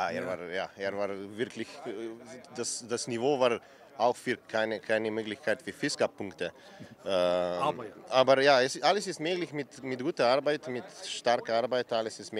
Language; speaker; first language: German; non-native, learner; Slovenian